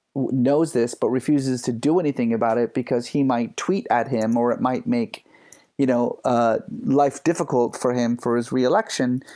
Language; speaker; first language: English; early bilingual, other home language; Persian